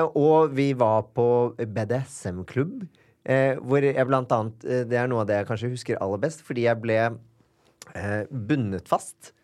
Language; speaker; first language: Norwegian; native; Norwegian